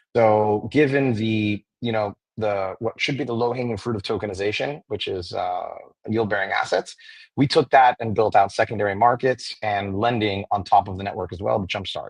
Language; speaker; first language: English; native; English